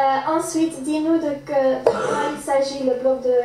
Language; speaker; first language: French; non-native, fluent; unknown